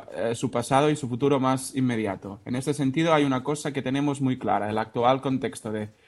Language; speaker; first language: Spanish; non-native, local second language; Catalan